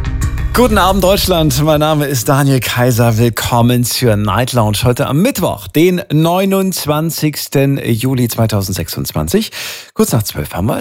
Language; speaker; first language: German; native; German